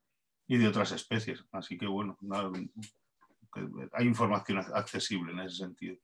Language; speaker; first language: Spanish; native; Spanish